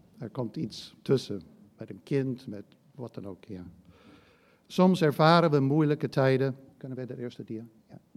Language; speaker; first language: Dutch; non-native, fluent; English